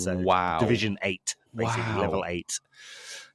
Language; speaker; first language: English; native; English